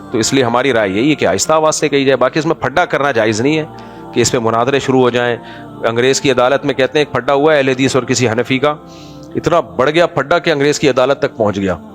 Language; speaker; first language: Urdu; native; Urdu